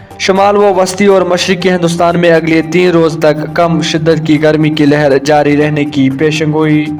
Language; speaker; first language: Urdu; non-native, local second language; Kashmiri